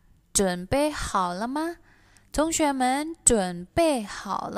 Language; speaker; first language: Chinese; non-native, fluent; Indonesian